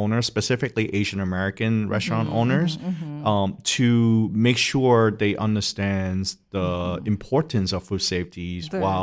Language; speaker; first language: English; non-native, local second language; Cantonese